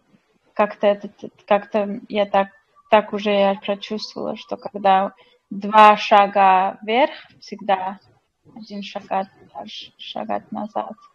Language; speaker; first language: Russian; non-native, fluent; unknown